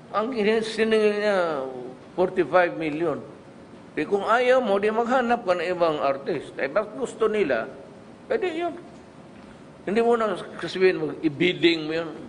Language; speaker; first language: Filipino; non-native, local second language; Cebuano